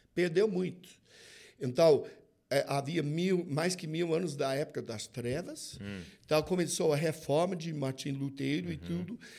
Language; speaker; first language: Portuguese; non-native, fluent; English